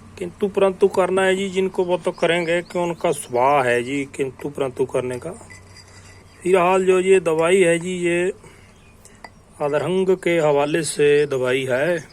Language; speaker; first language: Urdu; non-native, local second language; Punjabi